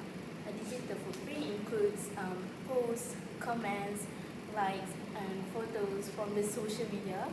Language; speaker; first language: English; non-native, local second language; Malay